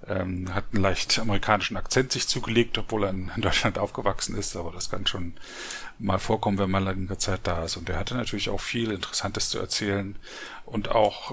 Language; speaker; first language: German; native; German